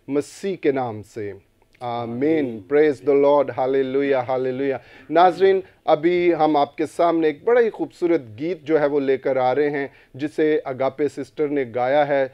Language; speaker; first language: Urdu; non-native, local second language; Punjabi